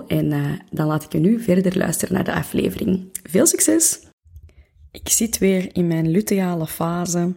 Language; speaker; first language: Dutch; native; Dutch